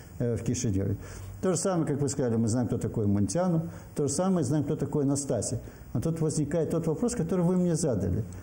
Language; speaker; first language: Russian; native; Russian